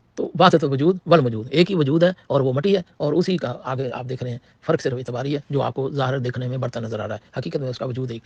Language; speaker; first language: Urdu; non-native, local second language; Punjabi